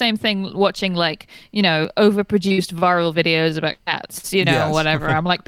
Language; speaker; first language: English; native; English